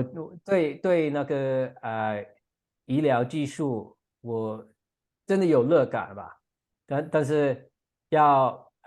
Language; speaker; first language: Chinese; non-native, fluent; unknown